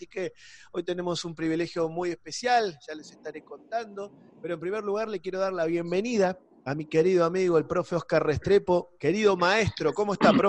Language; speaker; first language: Spanish; native; Spanish